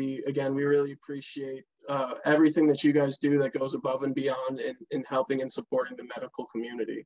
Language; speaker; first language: English; native; English